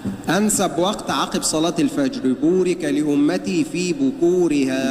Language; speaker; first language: Arabic; native; Arabic